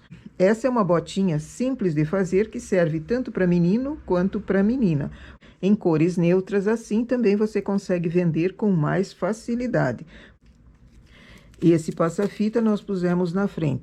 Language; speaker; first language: Portuguese; native; Portuguese